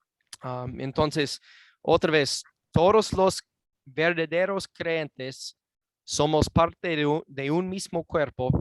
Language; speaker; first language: Spanish; non-native, fluent; English